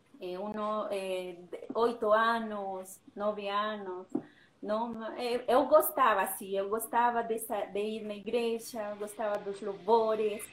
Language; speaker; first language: Portuguese; non-native, learner; Spanish